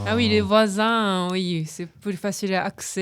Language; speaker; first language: French; non-native, fluent; Japanese